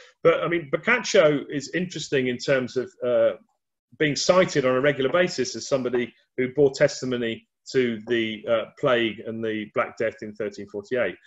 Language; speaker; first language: English; native; English